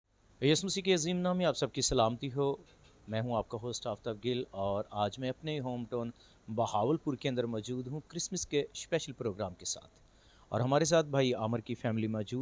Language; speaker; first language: Hindi; non-native, local second language; Punjabi